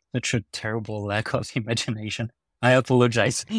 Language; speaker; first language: English; non-native, fluent; French